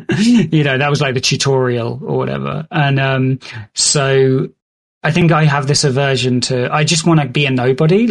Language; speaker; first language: English; native; English